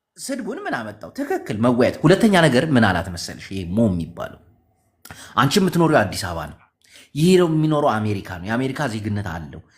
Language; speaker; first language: Amharic; native; Amharic